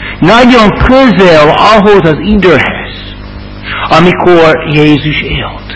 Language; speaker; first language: Hungarian; non-native, fluent; English